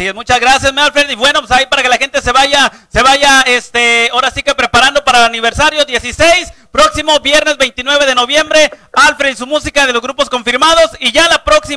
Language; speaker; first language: Spanish; native; Spanish